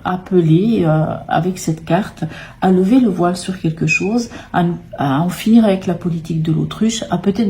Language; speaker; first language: French; native; French